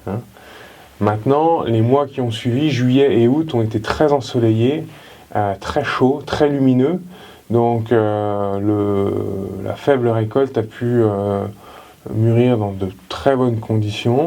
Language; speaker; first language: French; native; French